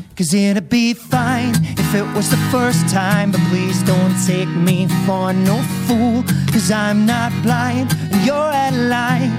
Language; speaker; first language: English; native; English